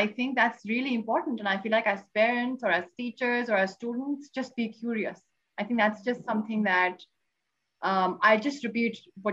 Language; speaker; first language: English; non-native, local second language; Urdu